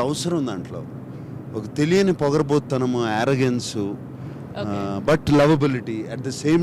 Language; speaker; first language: Telugu; native; Telugu